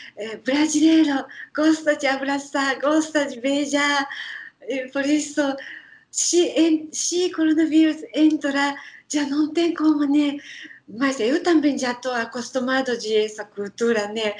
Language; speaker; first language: Portuguese; non-native, learner; Japanese